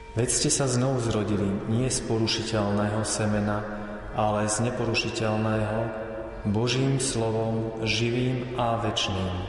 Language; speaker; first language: Slovak; native; Slovak